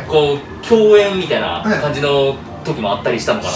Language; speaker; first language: Japanese; native; Japanese